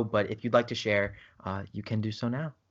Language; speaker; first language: English; native; English